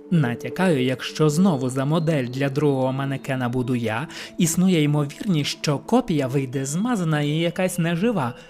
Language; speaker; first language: Ukrainian; native; Ukrainian